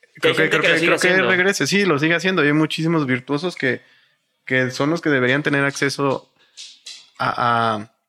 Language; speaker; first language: Spanish; native; Spanish